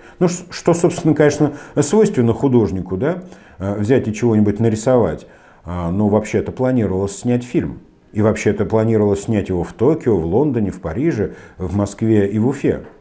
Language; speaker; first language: Russian; native; Russian